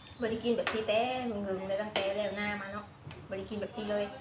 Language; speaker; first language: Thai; non-native, local second language; Lao